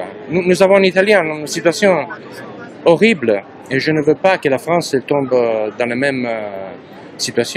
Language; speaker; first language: French; non-native, fluent; Italian